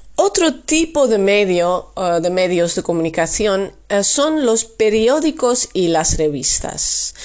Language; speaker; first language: Spanish; non-native, fluent; Dutch